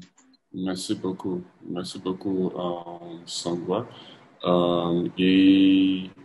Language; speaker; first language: French; non-native, learner; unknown